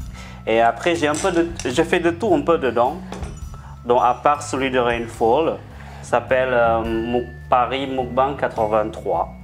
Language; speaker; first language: French; non-native, fluent; Indonesian